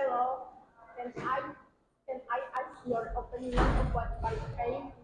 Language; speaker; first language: English; non-native, learner; Indonesian